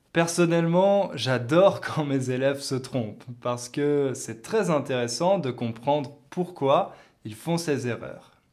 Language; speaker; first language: French; native; French